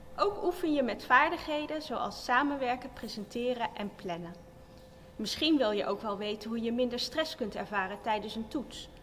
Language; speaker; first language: Dutch; native; Dutch